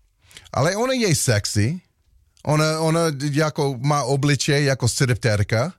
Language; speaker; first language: Czech; non-native, learner; English